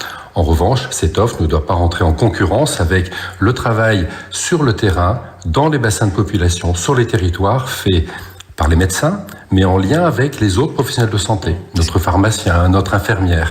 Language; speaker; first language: French; native; French